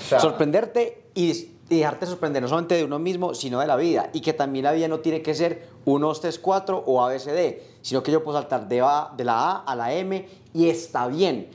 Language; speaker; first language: Spanish; native; Spanish